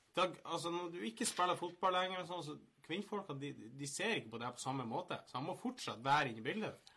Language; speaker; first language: Norwegian; native; Norwegian